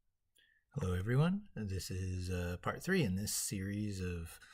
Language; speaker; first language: English; native; English